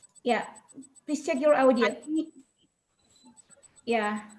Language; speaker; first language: English; non-native, learner; Indonesian